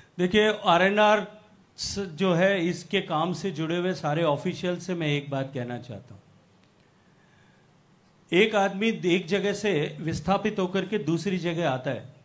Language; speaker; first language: Hindi; native; Hindi